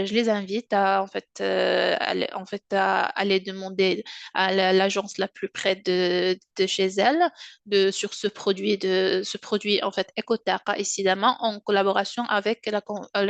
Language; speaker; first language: French; non-native, local second language; Arabic